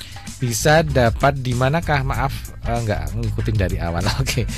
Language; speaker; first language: Indonesian; native; Indonesian